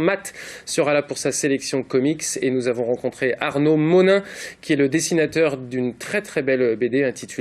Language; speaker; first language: French; native; French